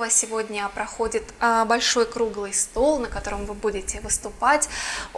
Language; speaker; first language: Russian; native; Russian